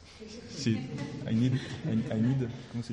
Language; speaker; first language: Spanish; non-native, learner; French